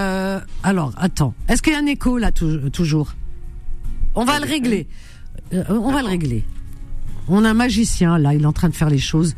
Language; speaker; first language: French; native; French